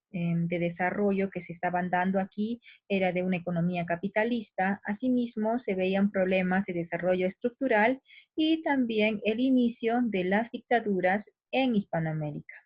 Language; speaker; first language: Spanish; native; Spanish